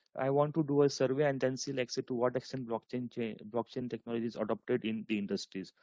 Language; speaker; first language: English; non-native, local second language; Marathi